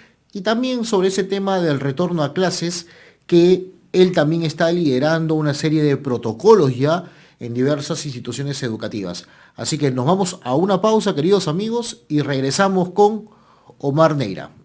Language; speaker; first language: Spanish; native; Spanish